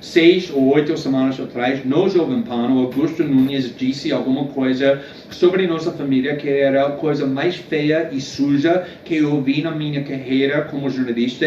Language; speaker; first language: Portuguese; non-native, fluent; English